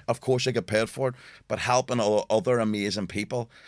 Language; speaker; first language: English; native; English